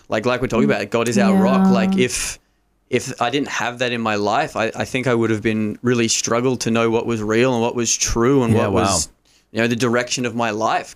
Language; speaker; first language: English; native; English